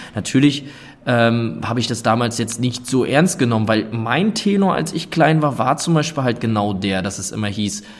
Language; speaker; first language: German; native; German